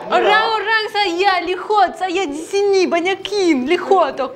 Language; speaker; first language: Indonesian; non-native, learner; Russian